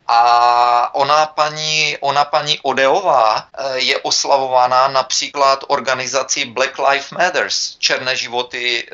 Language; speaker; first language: Czech; native; Czech